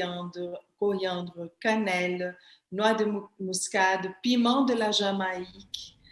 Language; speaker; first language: French; non-native, fluent; Portuguese